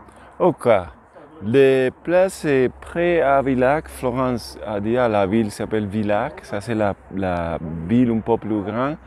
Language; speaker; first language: French; non-native, learner; Spanish